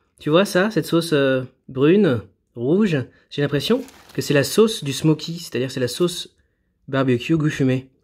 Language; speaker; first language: French; native; French